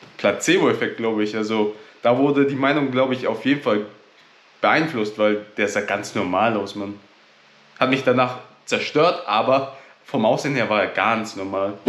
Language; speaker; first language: German; native; German